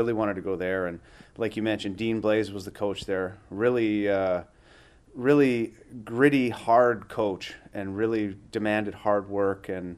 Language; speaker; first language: English; native; English